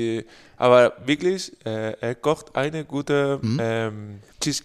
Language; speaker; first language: German; non-native, learner; Spanish